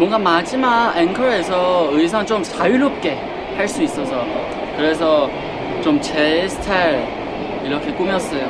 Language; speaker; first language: Korean; non-native, fluent; Chinese